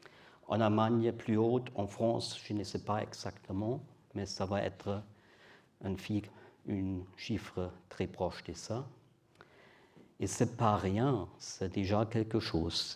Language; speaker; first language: French; non-native, learner; German